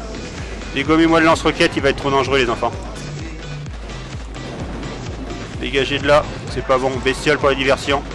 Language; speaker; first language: French; native; French